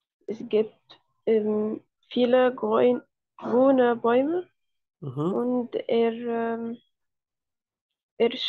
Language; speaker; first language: German; non-native, learner; Arabic